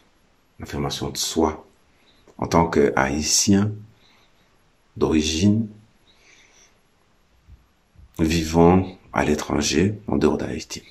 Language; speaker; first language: French; native; French